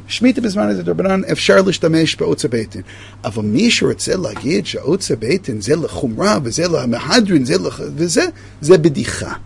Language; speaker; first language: Hebrew; non-native, fluent; English